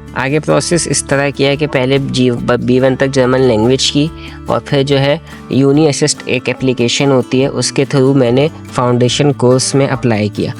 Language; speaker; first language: Urdu; native; Urdu